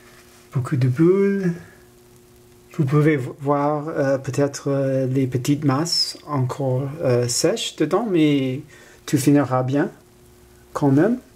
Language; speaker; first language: French; non-native, learner; English